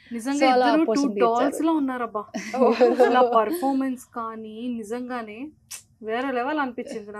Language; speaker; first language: Telugu; native; Telugu